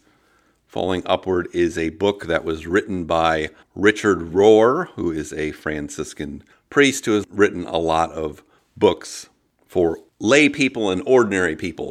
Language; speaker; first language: English; native; English